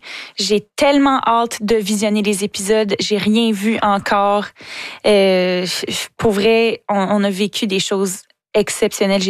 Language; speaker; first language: French; native; French